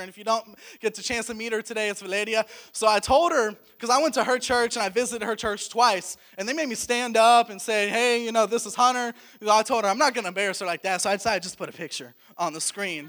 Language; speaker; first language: English; native; English